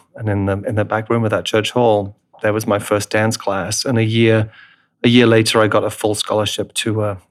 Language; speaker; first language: English; native; English